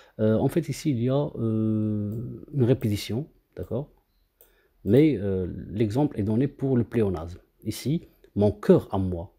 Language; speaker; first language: French; non-native, local second language; Arabic